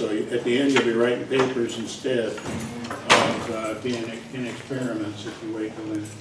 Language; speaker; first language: English; native; English